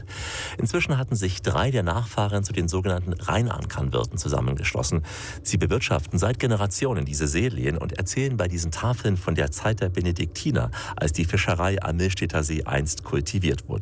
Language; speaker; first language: German; native; German